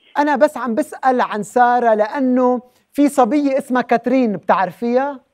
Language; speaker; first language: Arabic; native; Arabic